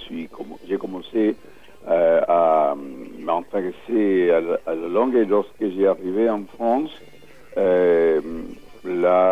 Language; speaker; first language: French; non-native, fluent; Spanish